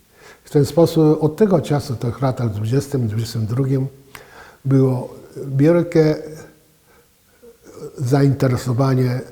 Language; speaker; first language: Polish; non-native, fluent; Japanese